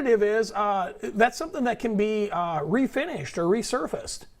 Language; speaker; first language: English; native; English